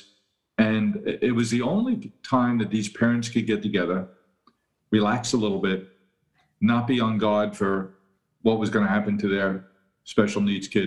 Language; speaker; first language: English; native; English